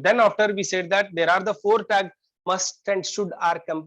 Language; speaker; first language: English; non-native, local second language; Kannada